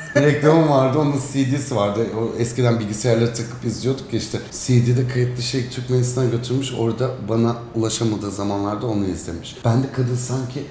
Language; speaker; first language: Turkish; native; Turkish